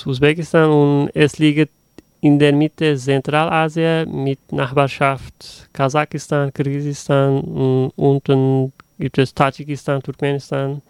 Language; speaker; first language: German; non-native, learner; Uzbek